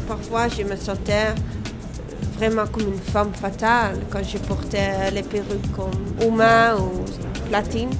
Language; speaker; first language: French; non-native, fluent; Dutch